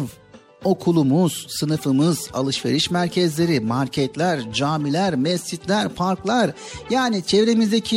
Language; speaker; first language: Turkish; native; Turkish